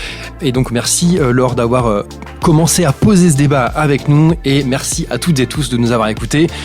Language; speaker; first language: French; native; French